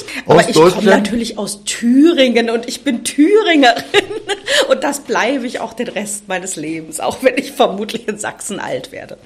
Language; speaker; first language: German; native; German